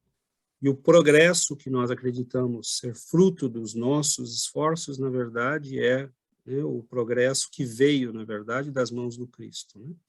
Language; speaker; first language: Portuguese; native; Portuguese